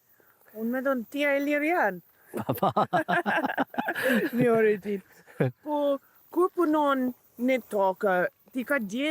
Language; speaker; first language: Albanian; non-native, learner; English